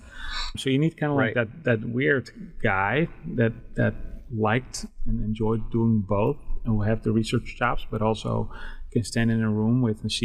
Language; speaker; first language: English; non-native, fluent; Dutch